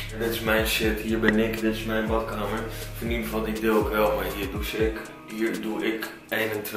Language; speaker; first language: Dutch; native; Dutch